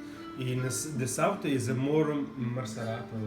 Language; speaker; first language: English; non-native, learner; Italian